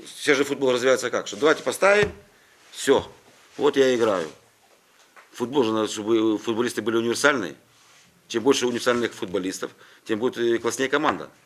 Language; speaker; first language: Russian; non-native, local second language; Ukrainian